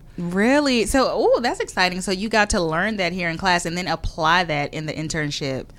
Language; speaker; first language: English; native; English